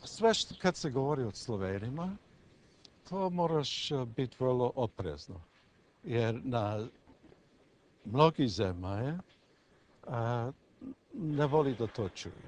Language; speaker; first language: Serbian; early bilingual, heritage; English